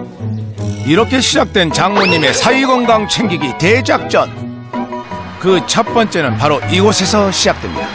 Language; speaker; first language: Korean; native; Korean